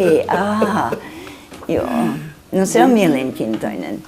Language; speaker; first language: Finnish; early bilingual, heritage; English